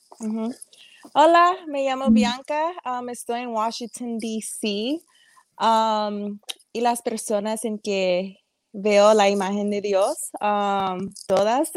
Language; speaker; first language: Spanish; early bilingual, heritage; English